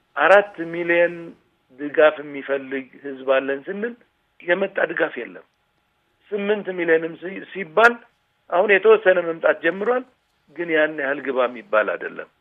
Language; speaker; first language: Amharic; non-native, local second language; Tigrinya